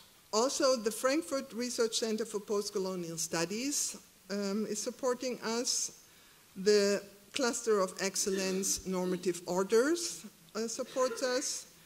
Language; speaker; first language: English; non-native, fluent; German